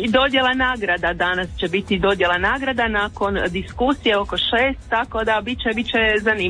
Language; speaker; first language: Serbian; native; Serbian